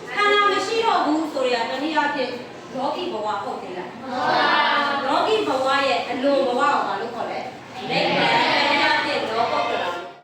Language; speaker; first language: Burmese; native; Burmese